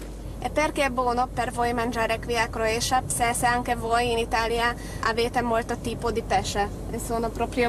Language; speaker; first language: Italian; non-native, learner; Hungarian